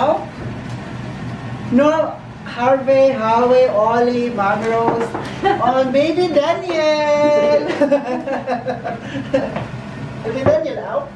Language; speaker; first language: German; non-native, learner; Filipino